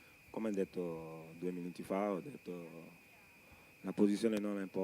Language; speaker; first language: Italian; non-native, learner; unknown